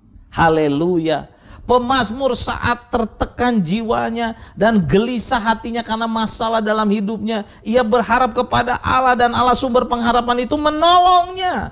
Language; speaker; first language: Indonesian; native; Indonesian